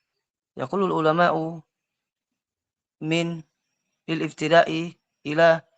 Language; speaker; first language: Arabic; non-native, learner; Indonesian